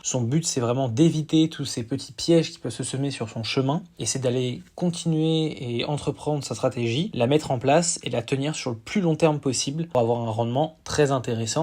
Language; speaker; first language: French; native; French